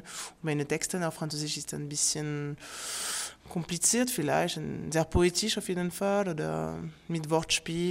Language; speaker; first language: German; non-native, fluent; French